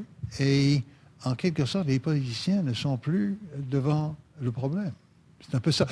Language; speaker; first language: French; native; French